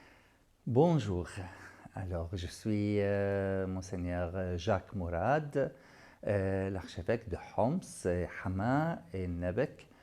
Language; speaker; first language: French; non-native, fluent; Arabic